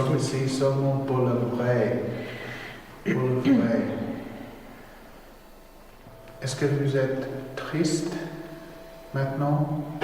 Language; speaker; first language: French; non-native, learner; English